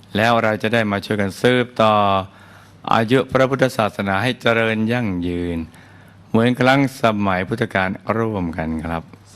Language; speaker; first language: Thai; native; Thai